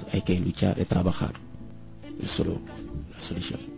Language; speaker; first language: Spanish; non-native, learner; French